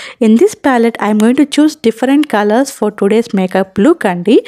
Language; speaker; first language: English; non-native, local second language; Telugu